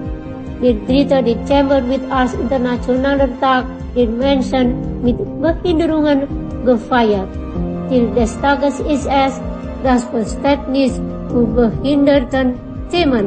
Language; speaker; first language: German; non-native, fluent; Indonesian